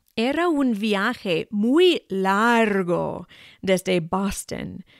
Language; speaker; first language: Spanish; non-native, fluent; English